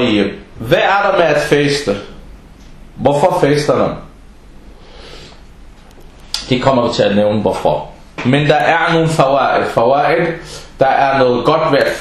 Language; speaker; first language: Danish; non-native, fluent; Arabic